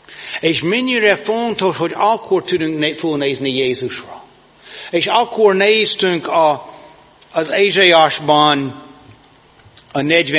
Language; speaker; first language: Hungarian; non-native, learner; English